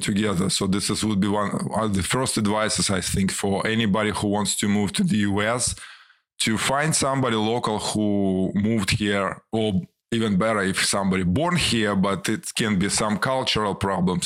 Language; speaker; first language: English; non-native, fluent; Ukrainian